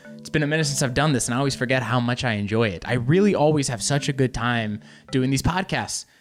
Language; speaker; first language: English; early bilingual, other home language; Spanish